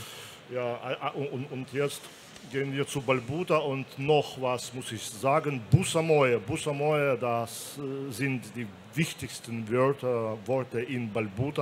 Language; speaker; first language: German; non-native, fluent; Belarusian